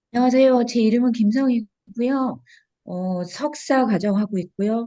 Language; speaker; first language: Korean; native; Korean